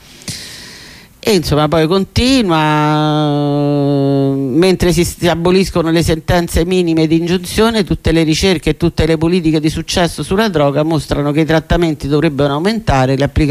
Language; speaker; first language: Italian; native; Italian